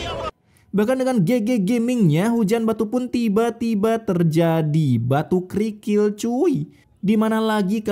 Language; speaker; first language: Indonesian; native; Indonesian